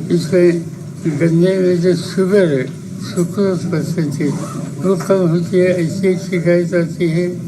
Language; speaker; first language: Hindi; non-native, local second language; Marathi